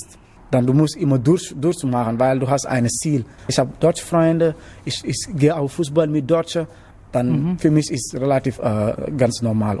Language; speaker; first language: German; non-native, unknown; Wolof